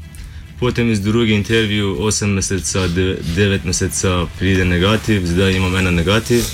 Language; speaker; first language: Slovenian; non-native, learner; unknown